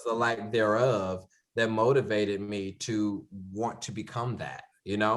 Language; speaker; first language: English; native; English